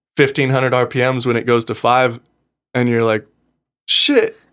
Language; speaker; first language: English; native; English